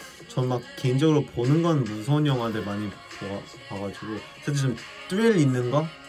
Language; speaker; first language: Korean; early bilingual, heritage; Korean